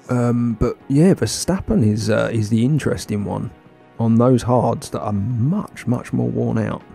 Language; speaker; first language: English; native; English